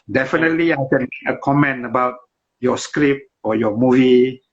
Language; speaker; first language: English; non-native, local second language; Malay